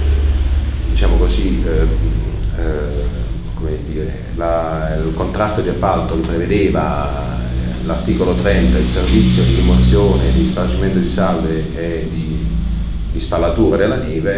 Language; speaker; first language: Italian; native; Italian